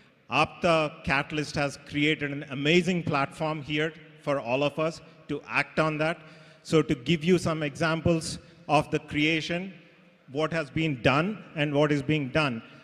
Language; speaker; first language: English; non-native, local second language; Telugu